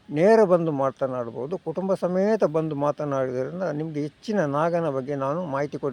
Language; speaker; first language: Kannada; non-native, local second language; Tulu